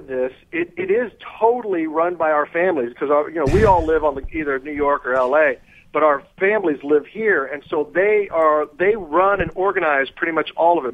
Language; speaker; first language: English; native; English